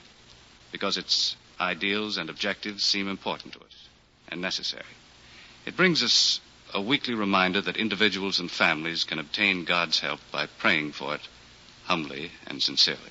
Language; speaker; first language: English; native; English